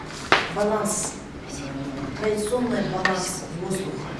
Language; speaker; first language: Russian; non-native, local second language; Kazakh